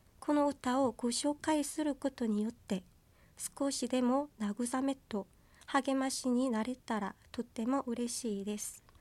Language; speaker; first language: Japanese; non-native, fluent; Korean